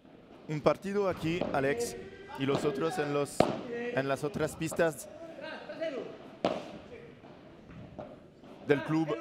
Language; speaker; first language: Spanish; non-native, learner; French